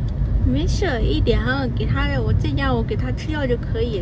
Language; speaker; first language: Chinese; non-native, fluent; Lao